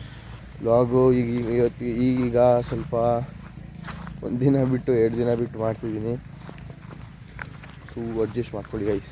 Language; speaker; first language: Kannada; native; Kannada